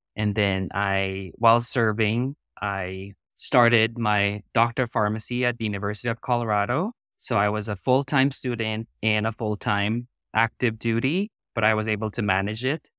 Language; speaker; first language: English; non-native, local second language; Filipino